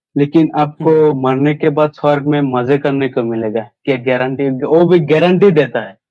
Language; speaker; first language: Hindi; non-native, local second language; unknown